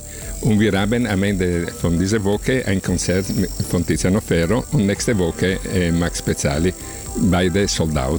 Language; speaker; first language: German; non-native, learner; Italian